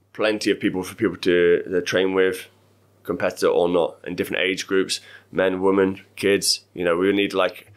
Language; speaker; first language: English; native; English